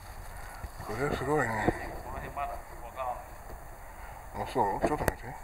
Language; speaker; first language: Japanese; non-native, fluent; English